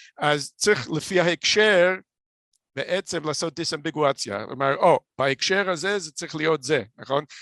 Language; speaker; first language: Hebrew; non-native, fluent; English